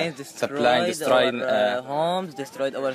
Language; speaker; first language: English; non-native, learner; Arabic